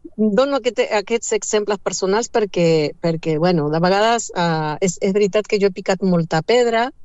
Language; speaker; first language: Catalan; non-native, fluent; Spanish